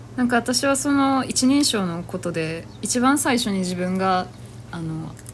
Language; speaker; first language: Japanese; native; Japanese